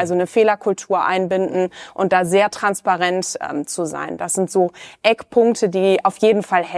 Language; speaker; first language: German; native; German